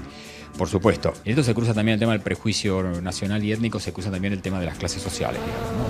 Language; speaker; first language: Spanish; native; Spanish